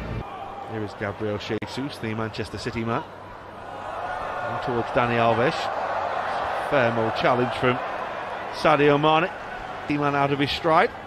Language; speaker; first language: English; native; English